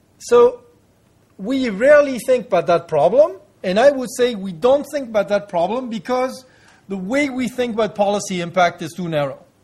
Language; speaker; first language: English; non-native, fluent; French